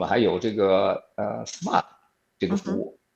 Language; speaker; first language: Chinese; native; Chinese